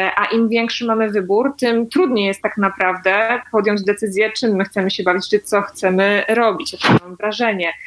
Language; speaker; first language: Polish; native; Polish